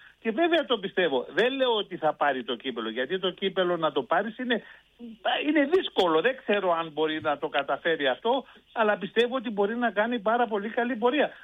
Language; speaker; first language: Greek; early bilingual, heritage; Greek